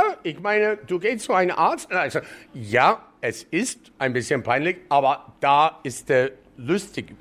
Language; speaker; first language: German; non-native, learner; English